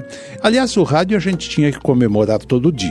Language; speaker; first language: Portuguese; native; Portuguese